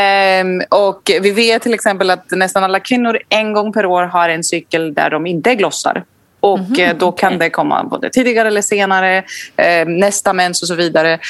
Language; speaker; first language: Swedish; non-native, fluent; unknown